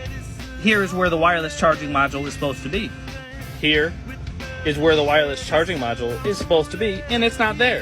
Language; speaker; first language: English; native; English